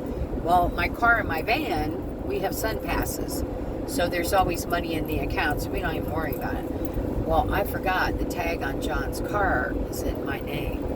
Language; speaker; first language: English; native; English